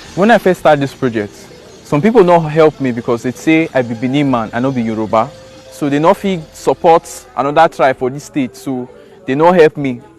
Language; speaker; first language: Nigerian Pidgin; native; Nigerian Pidgin